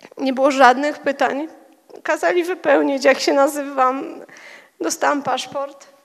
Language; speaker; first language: Polish; native; Polish